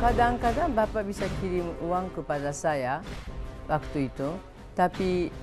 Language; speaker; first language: Indonesian; non-native, fluent; Japanese